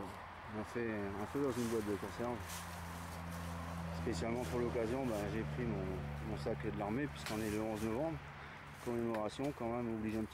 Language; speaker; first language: French; native; French